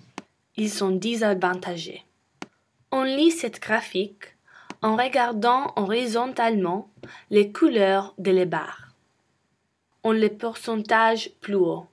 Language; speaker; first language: French; non-native, learner; English